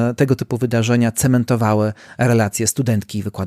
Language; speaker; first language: Polish; native; Polish